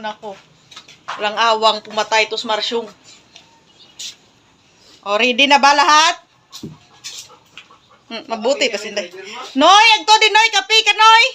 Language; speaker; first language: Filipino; non-native, local second language; Cebuano